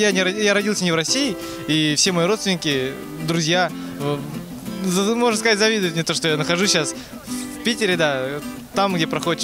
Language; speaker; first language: Russian; non-native, fluent; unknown